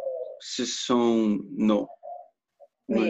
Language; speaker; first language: French; non-native, learner; Spanish